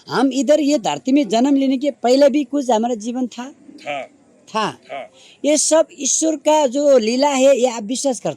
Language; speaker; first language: Hindi; non-native, learner; Nepali